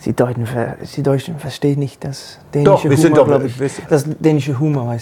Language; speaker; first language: German; non-native, learner; Danish